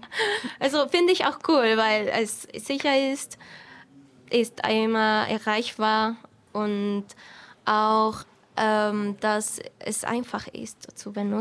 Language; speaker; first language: German; non-native, fluent; Spanish